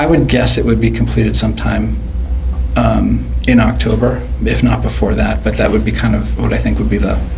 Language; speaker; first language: English; native; English